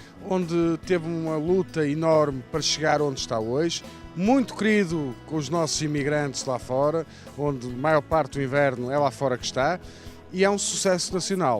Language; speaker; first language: Portuguese; native; Portuguese